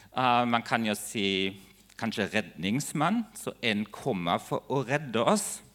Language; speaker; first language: Norwegian; non-native, fluent; German